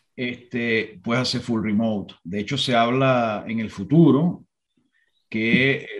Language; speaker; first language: Spanish; native; Spanish